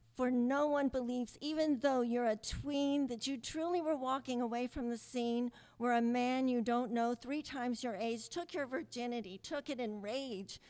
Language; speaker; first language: English; early bilingual, other home language; Spanish